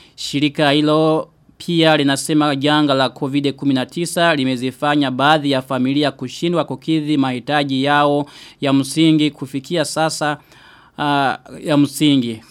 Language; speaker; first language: Swahili; non-native, local second language; Rundi